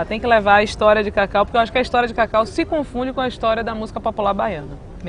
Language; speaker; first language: Portuguese; native; Portuguese